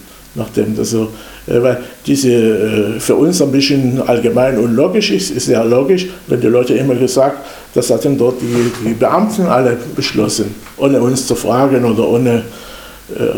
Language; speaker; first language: German; non-native, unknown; English